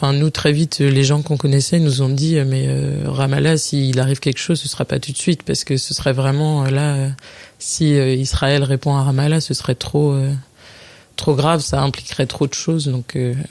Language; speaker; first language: French; native; French